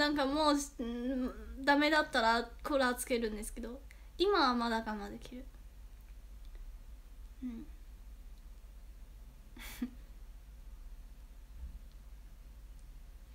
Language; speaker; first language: Japanese; non-native, fluent; Chinese